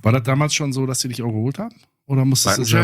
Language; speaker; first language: German; native; German